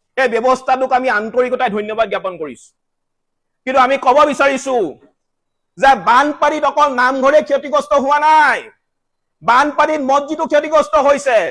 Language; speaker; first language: Assamese; native; Assamese